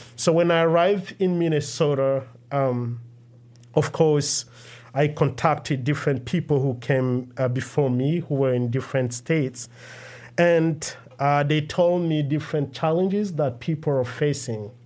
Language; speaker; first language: English; non-native, local second language; Kinyarwanda